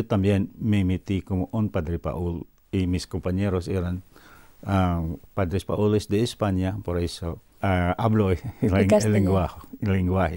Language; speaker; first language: Spanish; non-native, fluent; Cebuano